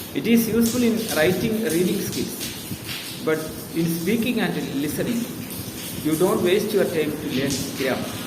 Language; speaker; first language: English; non-native, local second language; Malayalam